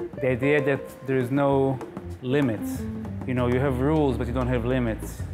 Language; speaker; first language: English; non-native, fluent; Hebrew